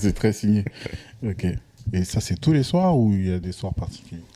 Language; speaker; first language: French; native; French